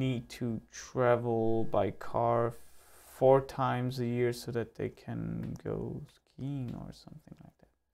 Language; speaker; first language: English; non-native, fluent; German